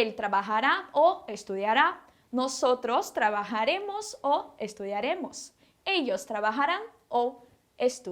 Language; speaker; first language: Spanish; non-native, fluent; Portuguese